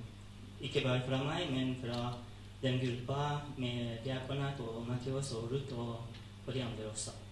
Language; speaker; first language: Norwegian; non-native, fluent; Tigrinya